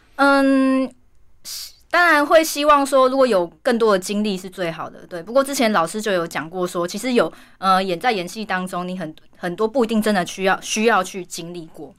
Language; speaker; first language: Chinese; native; Chinese